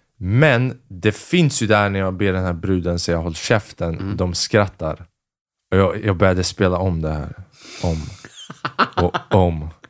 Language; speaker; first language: Swedish; early bilingual, other home language; Albanian